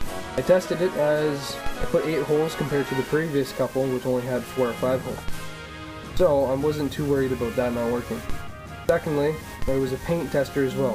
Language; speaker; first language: English; native; English